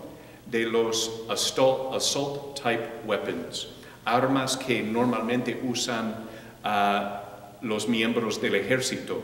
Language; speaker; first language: Spanish; non-native, fluent; English